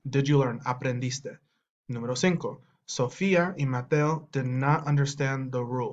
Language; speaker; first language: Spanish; non-native, fluent; English